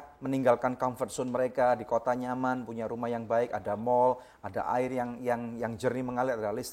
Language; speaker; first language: Indonesian; native; Indonesian